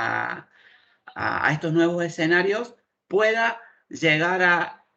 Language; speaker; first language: Spanish; native; Spanish